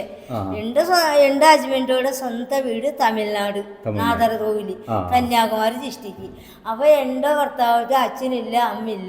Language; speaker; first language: Malayalam; non-native, local second language; Telugu